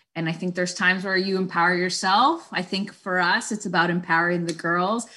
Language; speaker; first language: English; non-native, fluent; Spanish